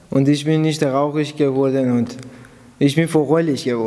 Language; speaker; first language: German; non-native, learner; Persian